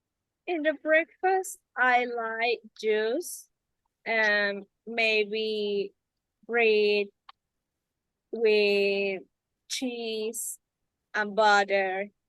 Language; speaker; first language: English; non-native, learner; Spanish